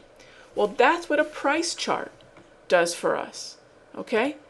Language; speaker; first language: English; native; English